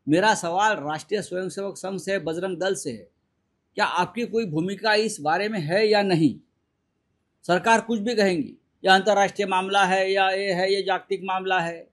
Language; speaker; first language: Hindi; non-native, local second language; Marathi